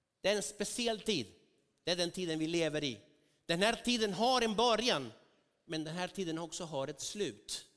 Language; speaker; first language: Swedish; non-native, fluent; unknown